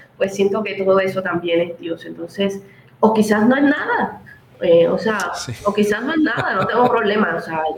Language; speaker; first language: Spanish; native; Spanish